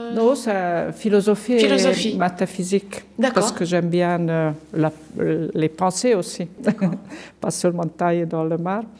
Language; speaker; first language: French; non-native, fluent; Hungarian